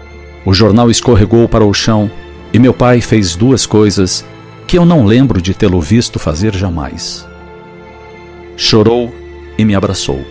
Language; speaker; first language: Portuguese; native; Portuguese